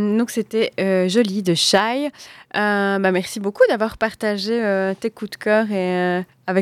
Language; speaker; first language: French; native; French